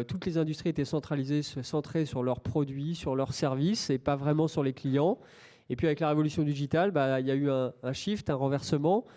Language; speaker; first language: French; native; French